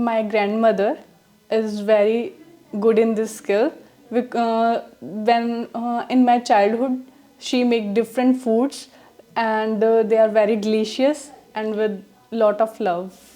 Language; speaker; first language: English; non-native, learner; Punjabi